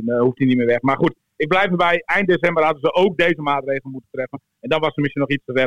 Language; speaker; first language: Dutch; native; Dutch